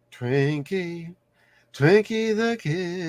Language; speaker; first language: English; native; English